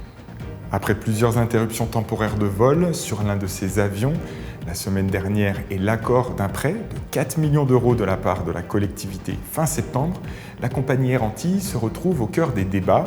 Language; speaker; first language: French; native; French